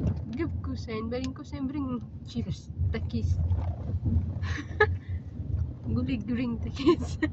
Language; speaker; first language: Arabic; non-native, learner; Filipino